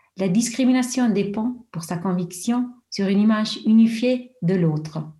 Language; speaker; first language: French; non-native, local second language; German